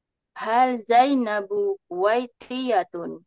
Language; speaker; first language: Arabic; non-native, learner; Indonesian